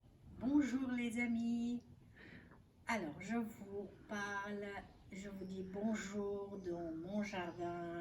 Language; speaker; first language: French; non-native, fluent; Arabic